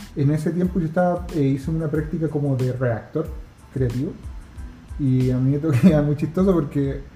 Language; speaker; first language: Spanish; native; Spanish